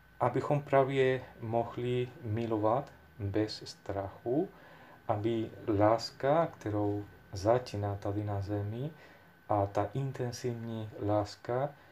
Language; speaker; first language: Czech; non-native, fluent; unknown